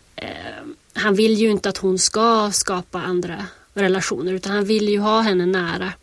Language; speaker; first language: Swedish; native; Swedish